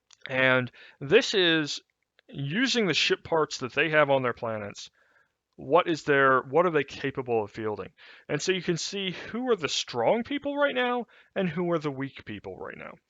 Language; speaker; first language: English; native; English